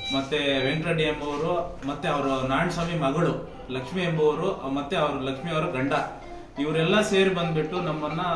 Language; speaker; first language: Kannada; native; Kannada